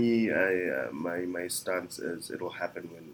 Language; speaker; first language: English; non-native, local second language; Shona